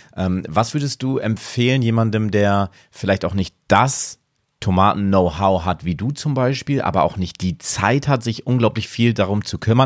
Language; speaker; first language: German; native; German